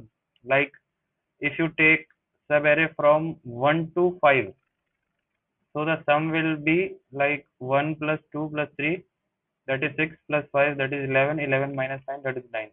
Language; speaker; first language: English; non-native, local second language; Hindi